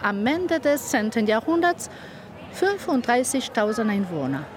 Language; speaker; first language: German; non-native, fluent; Spanish